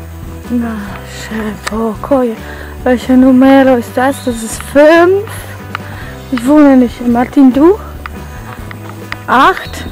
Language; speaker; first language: German; non-native, fluent; Polish